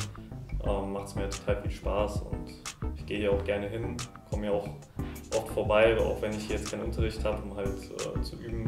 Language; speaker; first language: German; native; German